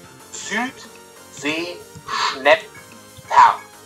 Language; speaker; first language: German; native; German